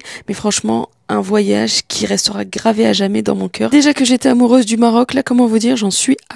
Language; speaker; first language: French; early bilingual, other home language; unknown